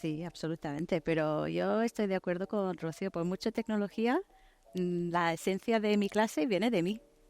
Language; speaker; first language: Spanish; non-native, fluent; English